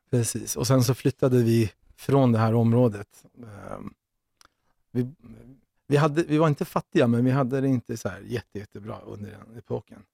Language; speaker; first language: Swedish; early bilingual, other home language; Persian